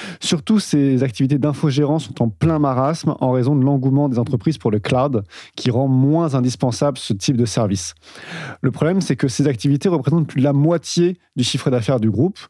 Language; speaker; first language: French; native; French